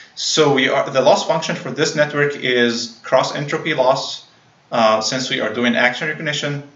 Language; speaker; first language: English; non-native, fluent; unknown